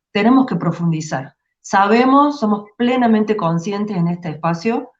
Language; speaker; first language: Spanish; native; Spanish